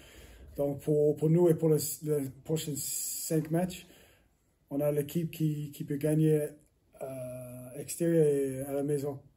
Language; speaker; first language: French; non-native, learner; English